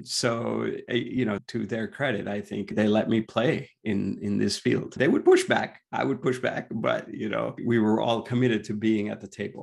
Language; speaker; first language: English; non-native, local second language; Gujarati